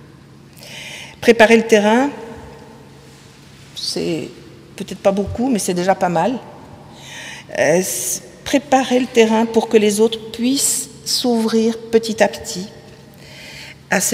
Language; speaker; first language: French; native; French